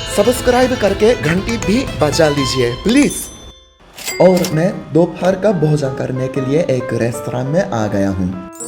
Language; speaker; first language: Hindi; non-native, fluent; Japanese